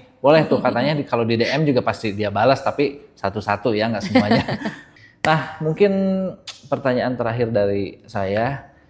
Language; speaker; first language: Indonesian; native; Indonesian